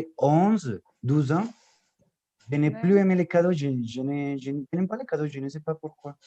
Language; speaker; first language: French; non-native, fluent; Spanish